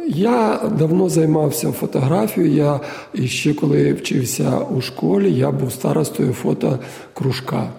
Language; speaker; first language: Ukrainian; native; Ukrainian